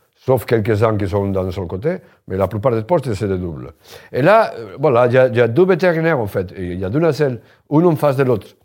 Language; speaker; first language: French; non-native, fluent; Spanish